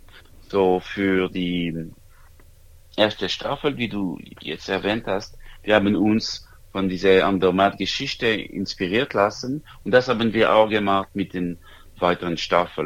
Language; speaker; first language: German; non-native, local second language; French